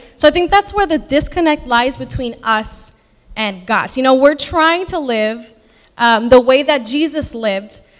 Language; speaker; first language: English; early bilingual, other home language; Spanish